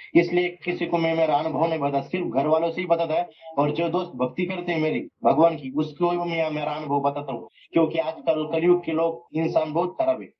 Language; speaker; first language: Hindi; non-native, local second language; Marathi